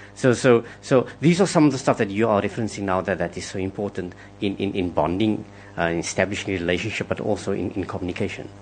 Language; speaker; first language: English; non-native, local second language; Afrikaans